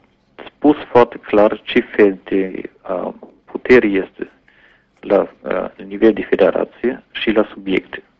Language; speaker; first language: Romanian; non-native, fluent; German